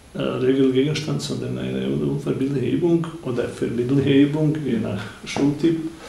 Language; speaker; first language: German; non-native, fluent; Bosnian